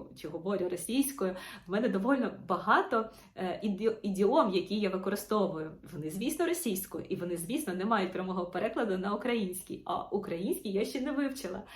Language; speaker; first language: Ukrainian; non-native, local second language; Russian